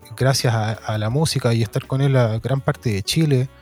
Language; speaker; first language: Spanish; native; Spanish